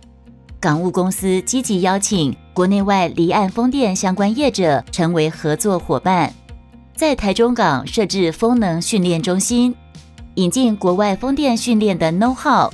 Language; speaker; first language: Chinese; native; Chinese